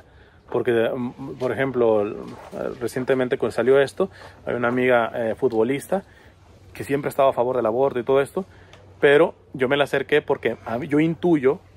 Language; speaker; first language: Spanish; native; Spanish